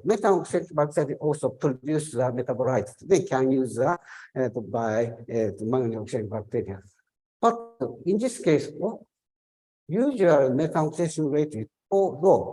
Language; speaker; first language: English; non-native, learner; Japanese